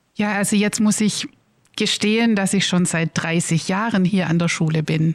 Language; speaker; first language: German; native; German